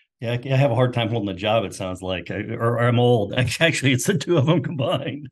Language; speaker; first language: English; native; English